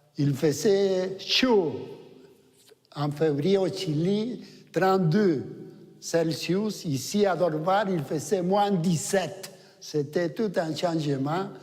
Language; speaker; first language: French; non-native, fluent; Spanish